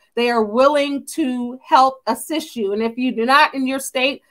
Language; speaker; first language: English; native; English